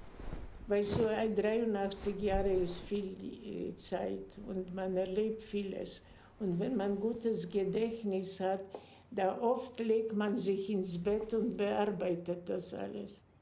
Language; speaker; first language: German; non-native, fluent; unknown